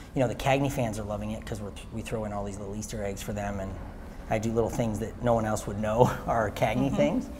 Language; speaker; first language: English; native; English